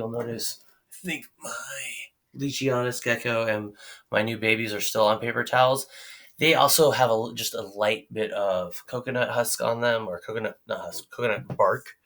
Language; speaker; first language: English; native; English